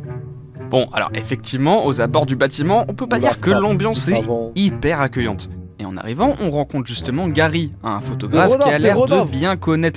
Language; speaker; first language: French; native; French